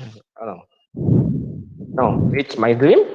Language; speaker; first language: English; non-native, learner; Indonesian